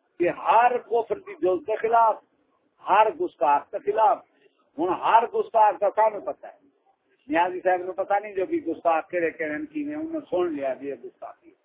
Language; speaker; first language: Urdu; non-native, local second language; Punjabi